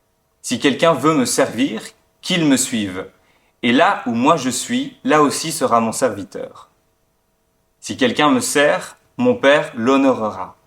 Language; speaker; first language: French; native; French